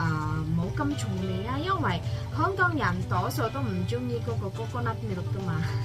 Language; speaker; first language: Cantonese; non-native, fluent; Indonesian